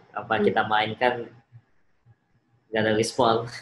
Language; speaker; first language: Indonesian; early bilingual, heritage; Indonesian